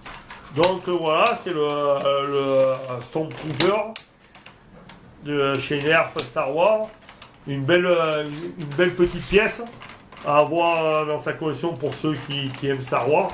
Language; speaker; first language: French; native; French